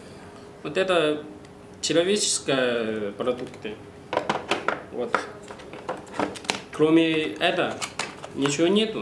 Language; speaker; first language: Russian; non-native, learner; Chinese